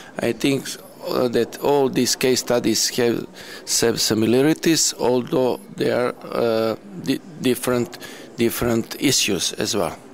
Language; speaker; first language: English; non-native, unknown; Serbian